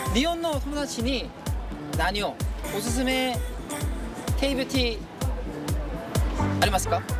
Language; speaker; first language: Japanese; non-native, learner; Korean